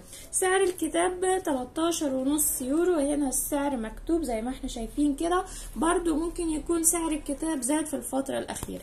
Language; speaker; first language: Arabic; native; Arabic